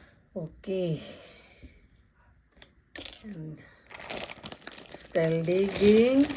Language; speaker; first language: English; non-native, local second language; Filipino